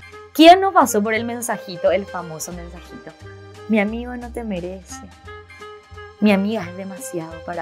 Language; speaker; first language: Spanish; native; Spanish